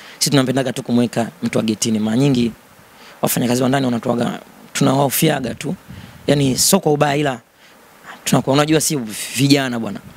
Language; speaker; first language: Swahili; native; Swahili